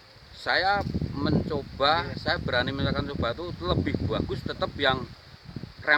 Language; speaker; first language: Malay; non-native, local second language; Javanese